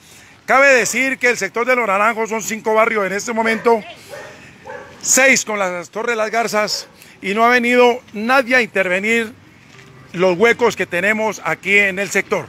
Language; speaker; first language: Spanish; native; Spanish